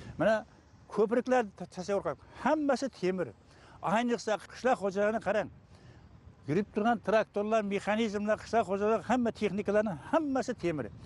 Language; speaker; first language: Uzbek; non-native, local second language; Kara-Kalpak